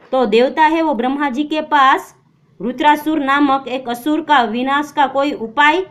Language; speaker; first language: Hindi; non-native, local second language; Gujarati